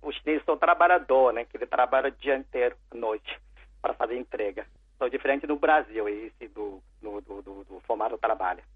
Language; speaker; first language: Portuguese; non-native, learner; Chinese